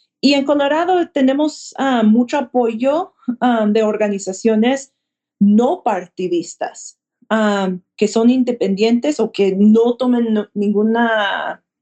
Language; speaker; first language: Spanish; early bilingual, heritage; Spanish